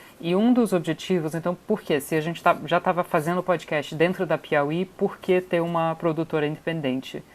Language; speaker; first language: Portuguese; non-native, fluent; English